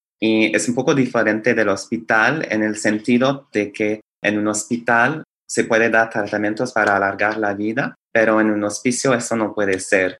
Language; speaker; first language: Spanish; non-native, fluent; English